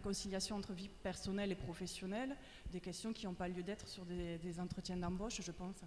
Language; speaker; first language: French; native; French